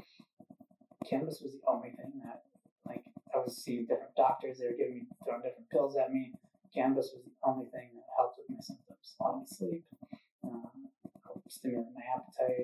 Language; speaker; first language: English; native; English